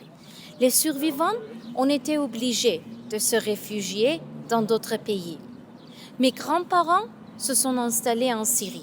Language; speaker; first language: French; non-native, fluent; Armenian